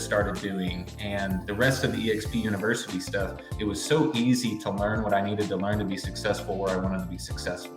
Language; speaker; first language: English; native; English